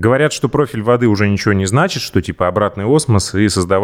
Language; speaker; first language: Russian; native; Russian